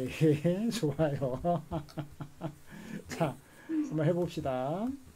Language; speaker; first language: Korean; native; Korean